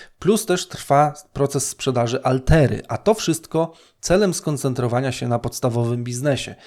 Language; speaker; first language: Polish; native; Polish